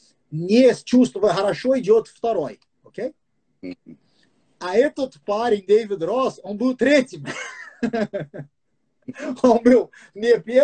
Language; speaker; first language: Russian; non-native, fluent; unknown